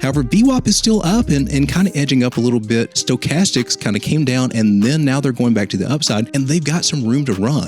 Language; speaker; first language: English; native; English